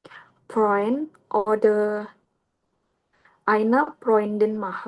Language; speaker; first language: German; non-native, learner; Indonesian